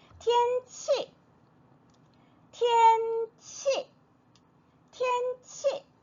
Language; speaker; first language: Chinese; non-native, fluent; Korean